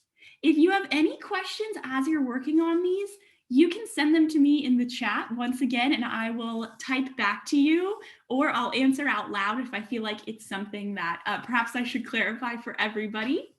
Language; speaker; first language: English; native; English